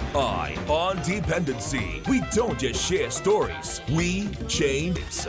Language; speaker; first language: English; native; English